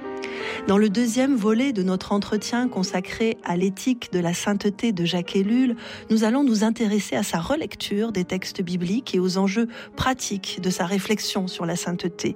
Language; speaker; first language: French; native; French